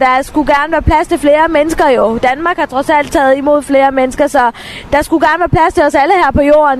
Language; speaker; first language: Danish; early bilingual, other home language; Tamil